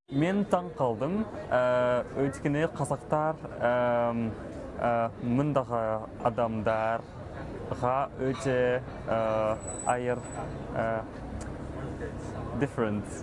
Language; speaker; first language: Kazakh; non-native, learner; Dutch